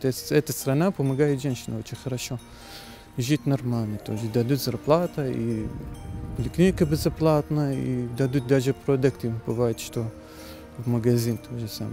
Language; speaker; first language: Russian; non-native, learner; Arabic